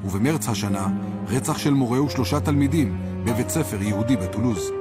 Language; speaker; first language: Hebrew; native; Hebrew